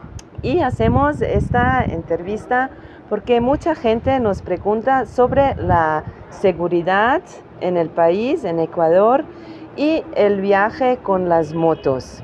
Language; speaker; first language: Spanish; non-native, learner; German